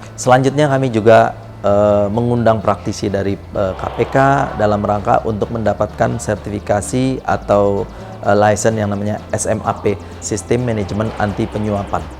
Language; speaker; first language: Indonesian; native; Indonesian